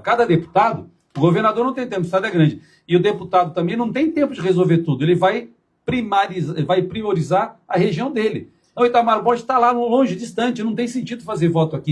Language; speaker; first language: Portuguese; native; Portuguese